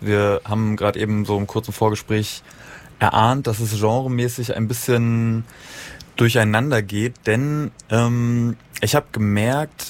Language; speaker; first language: German; native; German